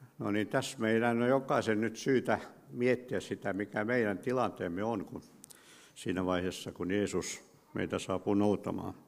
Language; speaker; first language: Finnish; native; Finnish